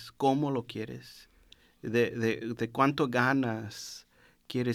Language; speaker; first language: Spanish; non-native, learner; English